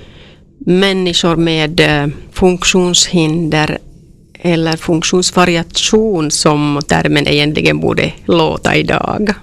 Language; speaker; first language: Swedish; non-native, local second language; Finnish